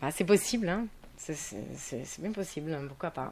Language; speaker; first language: French; non-native, fluent; German